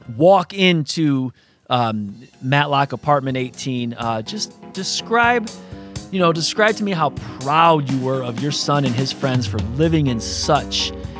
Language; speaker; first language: English; native; English